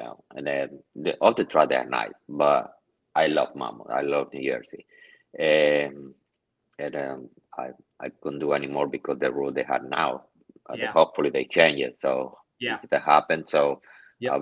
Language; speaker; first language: English; non-native, learner; Spanish